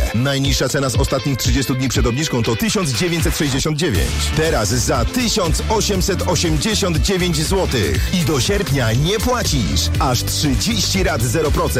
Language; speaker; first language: Polish; native; Polish